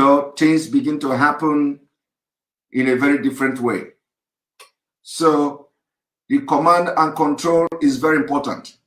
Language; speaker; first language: English; non-native, local second language; Igbo